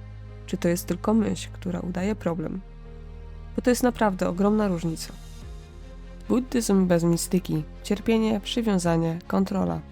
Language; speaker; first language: Polish; native; Polish